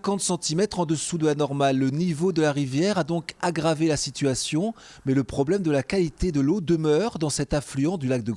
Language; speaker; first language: French; native; French